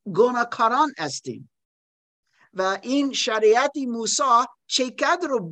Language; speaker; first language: Persian; non-native, learner; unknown